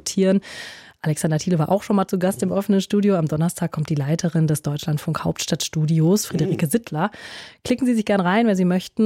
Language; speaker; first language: German; native; German